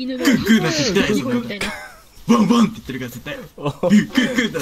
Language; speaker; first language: Japanese; native; Japanese